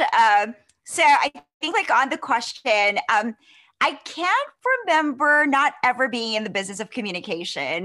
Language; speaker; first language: English; non-native, local second language; Filipino